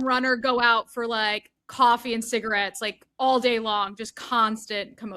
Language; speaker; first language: English; native; English